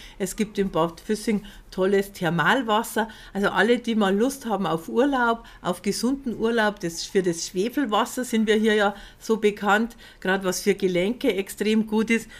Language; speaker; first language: German; native; German